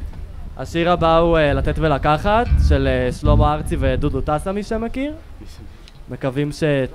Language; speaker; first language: Hebrew; native; Hebrew